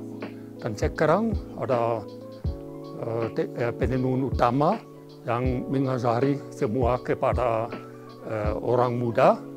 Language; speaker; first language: Indonesian; non-native, fluent; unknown